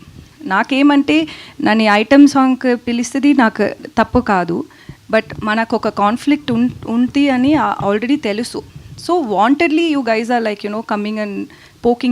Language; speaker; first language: Telugu; non-native, learner; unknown